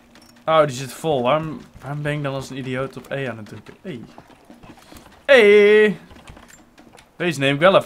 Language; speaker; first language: Dutch; native; Dutch